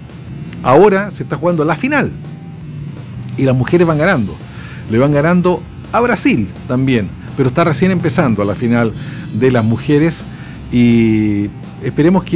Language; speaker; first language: Spanish; native; Spanish